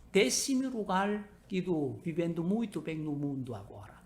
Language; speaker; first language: Portuguese; non-native, learner; Korean